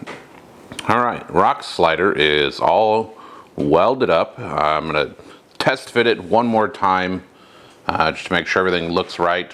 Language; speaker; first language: English; native; English